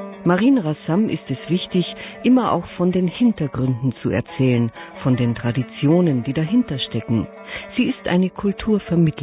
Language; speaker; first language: German; native; German